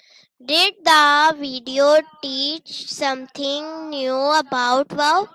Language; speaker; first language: English; non-native, learner; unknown